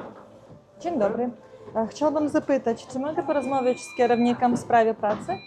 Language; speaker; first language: Polish; non-native, learner; Russian